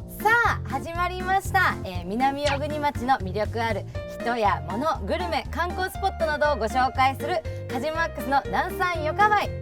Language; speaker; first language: Japanese; native; Japanese